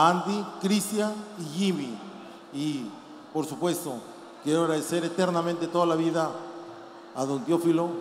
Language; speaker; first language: Spanish; native; Spanish